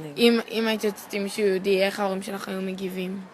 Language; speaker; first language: Hebrew; native; Hebrew